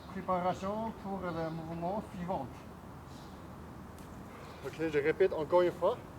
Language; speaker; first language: French; non-native, learner; Chinese